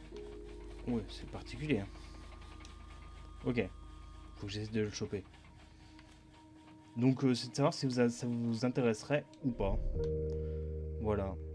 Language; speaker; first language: French; native; French